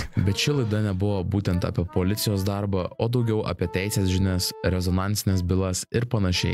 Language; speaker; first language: Lithuanian; native; Lithuanian